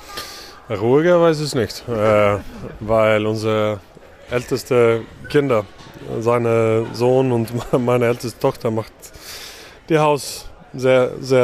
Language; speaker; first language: German; non-native, fluent; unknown